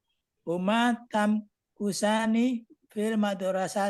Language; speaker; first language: Arabic; non-native, learner; Indonesian